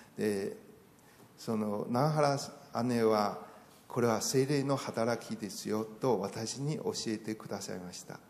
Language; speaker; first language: Japanese; non-native, fluent; Chinese